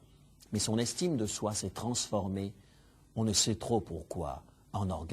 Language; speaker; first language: French; native; French